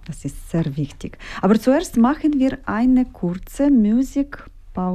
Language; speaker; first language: German; non-native, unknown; Ukrainian